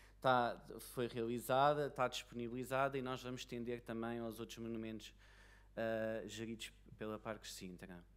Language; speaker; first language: Portuguese; native; Portuguese